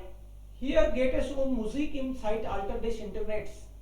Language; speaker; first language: German; non-native, learner; Hindi